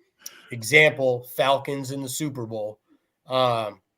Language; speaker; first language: English; native; English